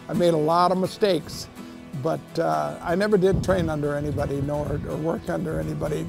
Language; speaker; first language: English; native; English